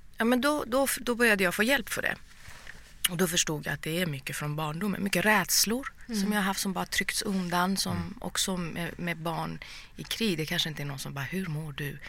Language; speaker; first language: Swedish; early bilingual, other home language; Persian